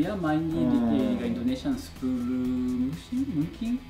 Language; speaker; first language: Indonesian; non-native, learner; Japanese